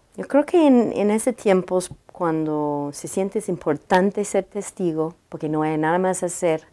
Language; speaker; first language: Spanish; non-native, learner; English